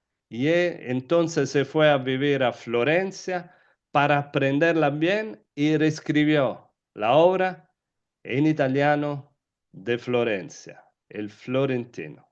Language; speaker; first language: Spanish; non-native, fluent; Italian